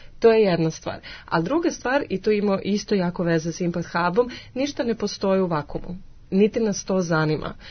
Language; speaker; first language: Serbian; native; Serbian